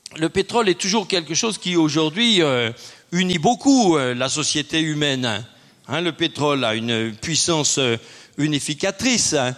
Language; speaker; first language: French; native; French